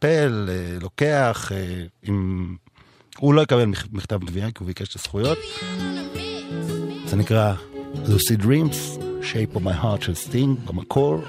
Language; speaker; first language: Hebrew; native; Hebrew